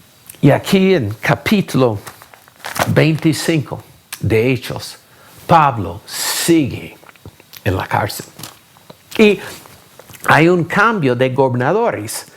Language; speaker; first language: Spanish; non-native, fluent; English